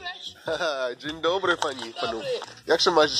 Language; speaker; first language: Polish; non-native, learner; Haitian Creole